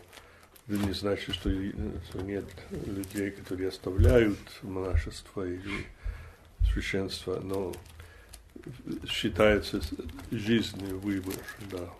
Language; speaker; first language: Russian; non-native, fluent; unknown